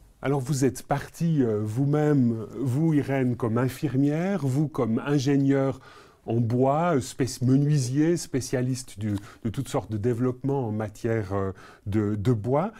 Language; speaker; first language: French; native; French